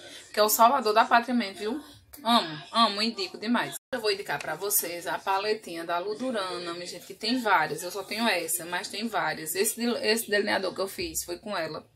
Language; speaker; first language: Portuguese; native; Portuguese